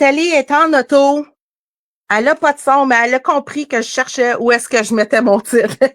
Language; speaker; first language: French; native; French